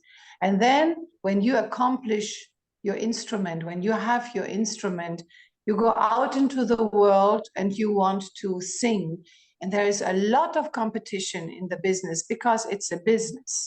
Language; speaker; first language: English; non-native, fluent; Greek